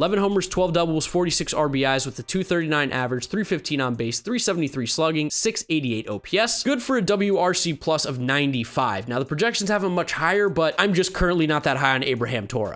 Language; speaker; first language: English; native; English